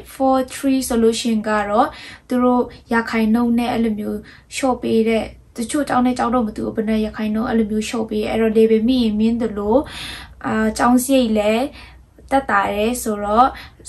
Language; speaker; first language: Burmese; non-native, local second language; Kachin